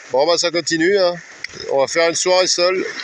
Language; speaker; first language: French; native; French